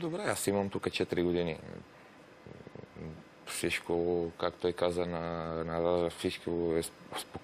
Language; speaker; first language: Bulgarian; non-native, learner; Romanian